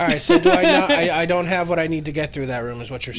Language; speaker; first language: English; native; English